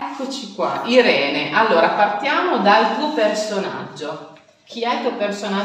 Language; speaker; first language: Italian; native; Italian